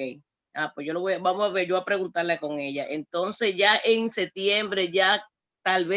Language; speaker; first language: Spanish; native; Spanish